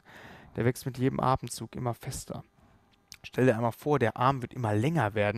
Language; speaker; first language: German; native; German